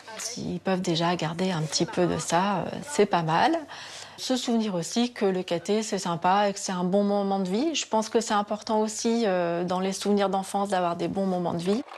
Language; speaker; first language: French; native; French